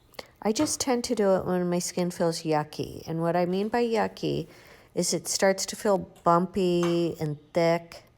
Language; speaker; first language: English; native; English